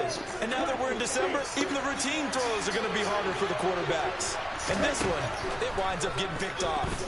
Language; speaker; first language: English; native; English